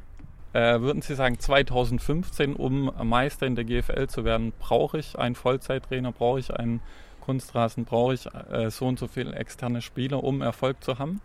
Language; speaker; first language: German; native; German